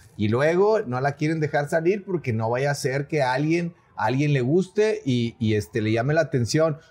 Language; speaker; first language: Spanish; native; Spanish